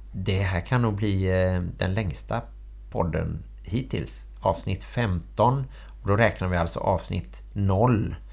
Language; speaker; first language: Swedish; native; Swedish